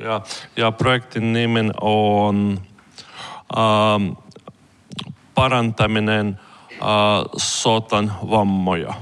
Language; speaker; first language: Finnish; non-native, learner; Ukrainian